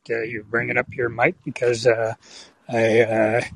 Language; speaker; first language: English; native; English